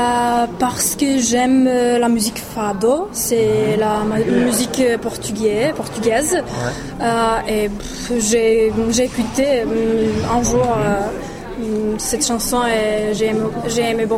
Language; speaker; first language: French; non-native, learner; Serbian